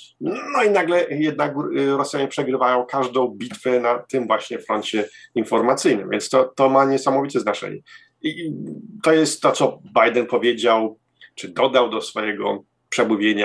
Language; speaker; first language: Polish; early bilingual, heritage; Polish